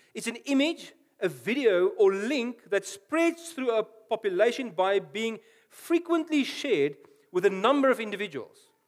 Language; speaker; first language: English; non-native, local second language; Afrikaans